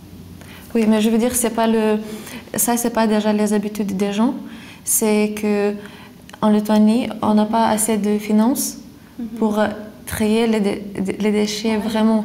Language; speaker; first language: French; non-native, fluent; Lithuanian